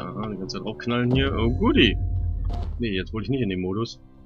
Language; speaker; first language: German; native; German